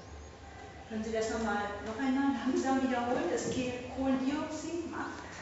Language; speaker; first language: German; native; German